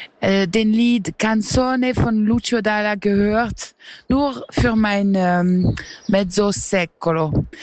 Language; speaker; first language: German; non-native, learner; Italian